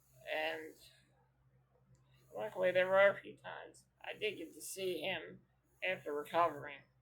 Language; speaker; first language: English; native; English